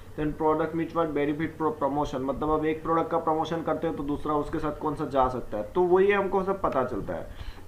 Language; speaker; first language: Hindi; non-native, local second language; Gujarati